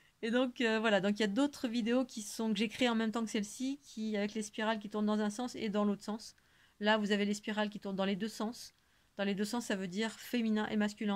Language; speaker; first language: French; native; French